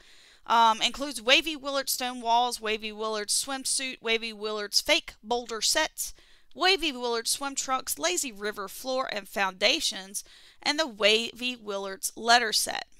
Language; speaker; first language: English; native; English